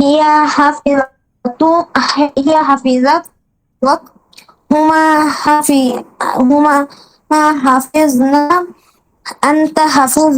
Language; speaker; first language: Arabic; non-native, learner; Bangla